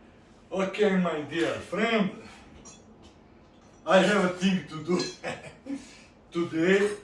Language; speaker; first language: English; non-native, learner; Italian